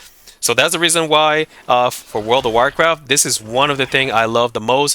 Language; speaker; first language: English; non-native, fluent; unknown